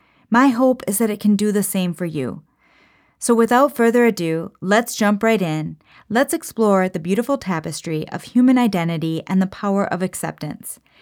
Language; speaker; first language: English; native; English